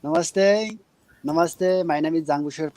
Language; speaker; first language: English; non-native, learner; Nepali